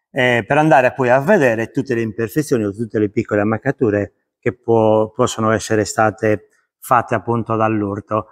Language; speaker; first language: Italian; native; Italian